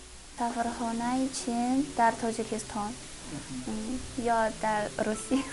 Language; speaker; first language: Persian; non-native, learner; Chinese